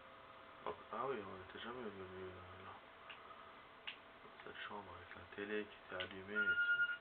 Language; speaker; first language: French; native; French